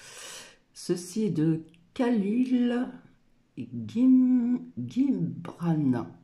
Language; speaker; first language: French; native; French